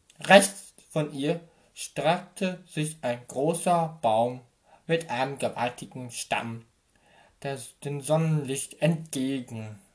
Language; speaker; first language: German; native; German